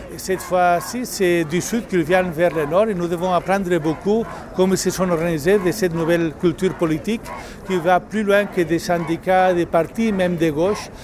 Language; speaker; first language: French; non-native, fluent; Catalan